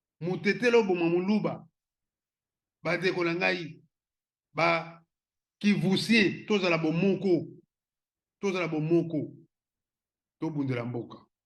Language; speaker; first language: Lingala; non-native, local second language; Kongo